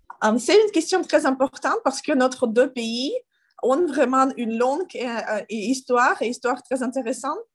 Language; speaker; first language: French; non-native, learner; Ukrainian